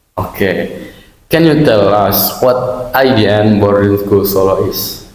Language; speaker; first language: English; non-native, learner; Indonesian